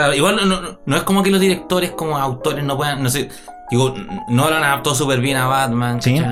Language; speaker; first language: Spanish; native; Spanish